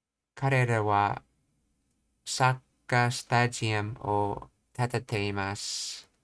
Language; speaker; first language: Japanese; non-native, learner; English